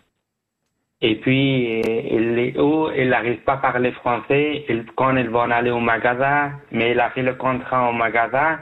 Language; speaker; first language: French; non-native, fluent; Persian